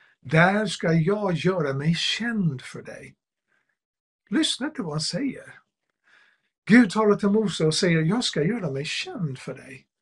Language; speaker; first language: Swedish; non-native, fluent; English